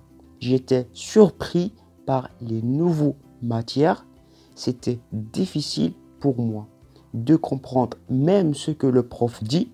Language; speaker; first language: French; non-native, local second language; Arabic